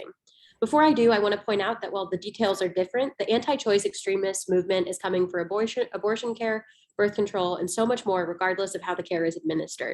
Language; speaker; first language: English; native; English